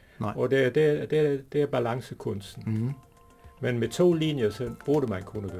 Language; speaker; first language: Danish; non-native, fluent; English